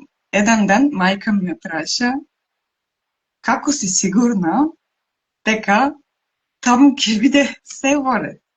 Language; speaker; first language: Macedonian; non-native, local second language; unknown